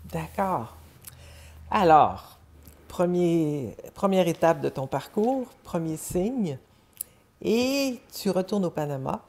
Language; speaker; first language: French; native; French